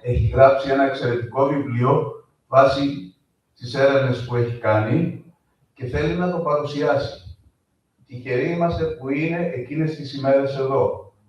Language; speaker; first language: Greek; early bilingual, heritage; Greek